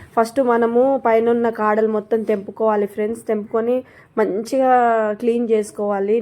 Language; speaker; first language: Telugu; non-native, local second language; Lambadi